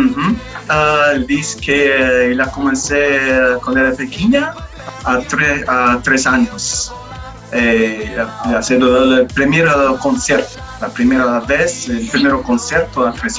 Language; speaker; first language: Spanish; non-native, learner; Italian